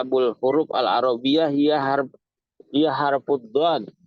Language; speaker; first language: Arabic; non-native, fluent; Indonesian